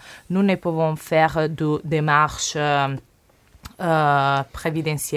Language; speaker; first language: French; non-native, learner; Italian